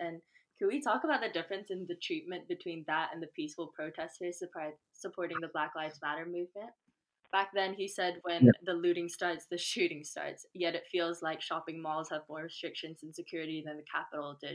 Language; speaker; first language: English; non-native, local second language; Chinese